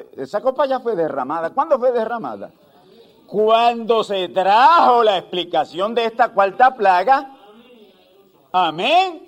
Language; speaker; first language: Spanish; native; Spanish